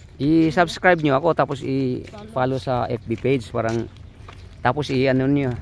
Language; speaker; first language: Filipino; non-native, local second language; Cebuano